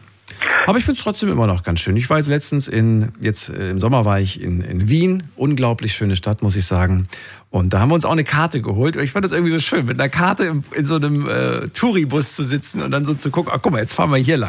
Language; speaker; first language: German; native; German